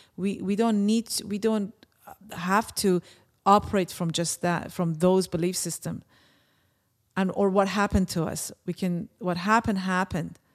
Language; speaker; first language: English; early bilingual, other home language; Persian